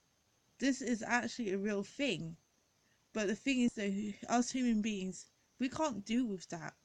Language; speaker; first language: English; native; English